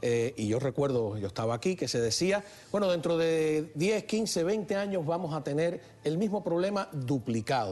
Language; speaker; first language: Spanish; native; Spanish